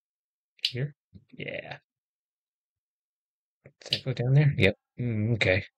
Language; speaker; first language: English; native; English